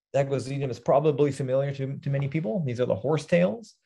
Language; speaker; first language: English; native; English